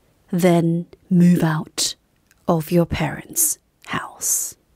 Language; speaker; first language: English; non-native, fluent; Korean